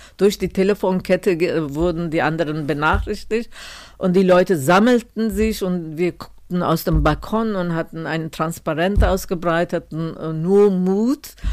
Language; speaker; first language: German; non-native, fluent; Turkish